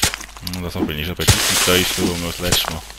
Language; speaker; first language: German; native; German